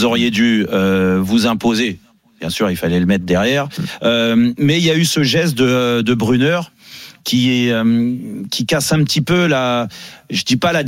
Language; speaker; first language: French; native; French